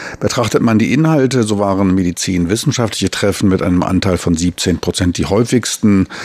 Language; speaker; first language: German; native; German